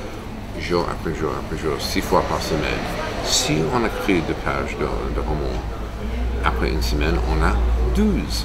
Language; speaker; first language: French; non-native, fluent; English